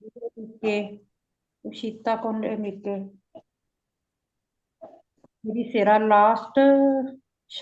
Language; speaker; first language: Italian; non-native, learner; Punjabi